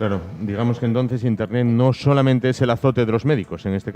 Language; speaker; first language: Spanish; native; Spanish